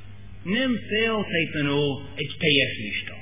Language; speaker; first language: Hungarian; non-native, learner; English